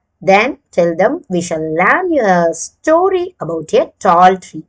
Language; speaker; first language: English; non-native, local second language; Tamil